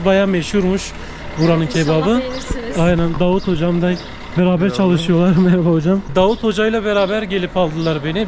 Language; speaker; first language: Turkish; native; Turkish